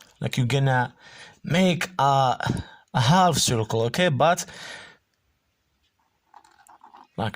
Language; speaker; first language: English; non-native, fluent; Arabic